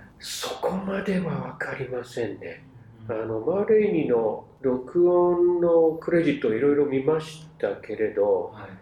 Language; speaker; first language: Japanese; non-native, fluent; English